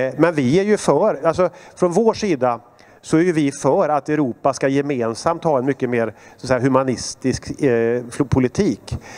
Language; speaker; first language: Swedish; native; Swedish